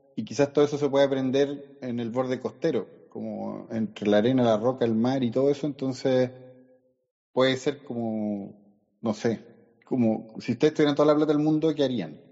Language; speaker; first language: Spanish; native; Spanish